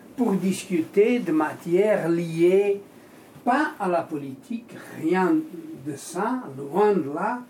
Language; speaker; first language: French; non-native, fluent; Portuguese